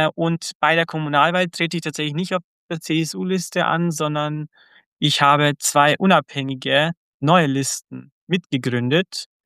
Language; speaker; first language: German; early bilingual, other home language; Croatian